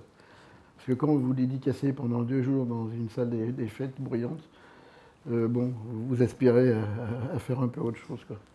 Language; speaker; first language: French; native; French